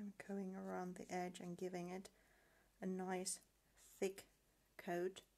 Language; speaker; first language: English; non-native, fluent; Finnish